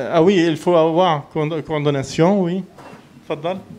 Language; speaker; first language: French; non-native, fluent; Arabic